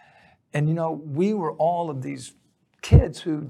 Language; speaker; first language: English; native; English